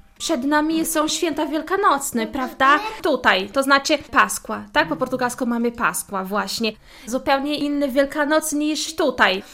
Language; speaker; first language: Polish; non-native, fluent; Portuguese